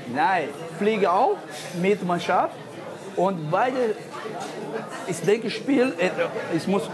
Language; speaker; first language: German; non-native, fluent; Spanish